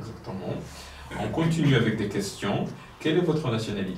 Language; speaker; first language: French; non-native, local second language; Kinyarwanda